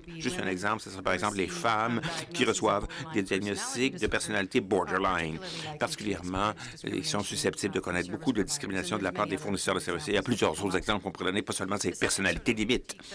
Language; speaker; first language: French; non-native, local second language; English